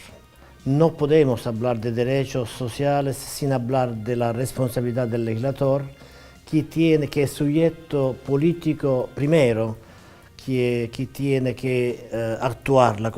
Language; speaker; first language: Spanish; non-native, fluent; Italian